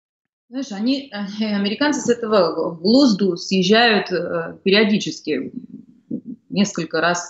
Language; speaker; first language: Russian; native; Russian